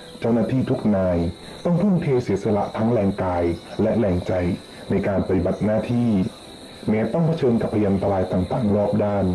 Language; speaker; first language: Thai; native; Thai